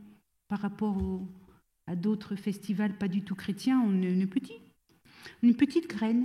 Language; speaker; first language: French; native; French